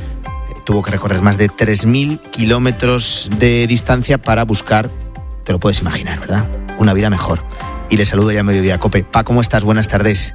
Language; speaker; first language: Spanish; native; Spanish